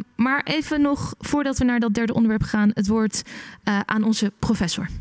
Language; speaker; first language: Dutch; early bilingual, other home language; Arabic